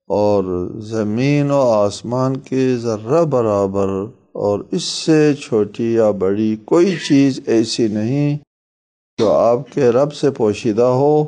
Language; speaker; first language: Urdu; non-native, local second language; Balti